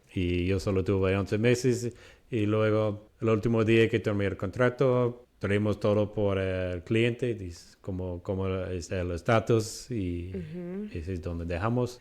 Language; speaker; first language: Spanish; non-native, fluent; English